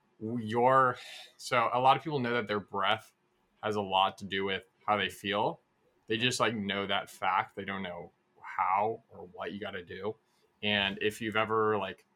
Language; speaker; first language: English; native; English